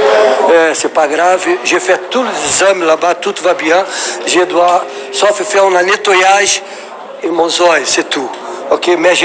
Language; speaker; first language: French; non-native, learner; Portuguese